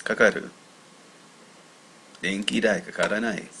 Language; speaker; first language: Japanese; non-native, learner; English